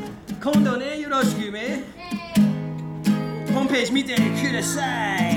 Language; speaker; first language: Japanese; non-native, learner; English